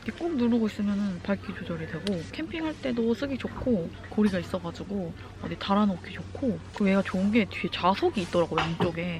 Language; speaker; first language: Korean; native; Korean